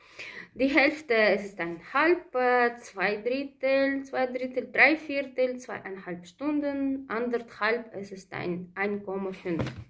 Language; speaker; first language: German; non-native, fluent; Russian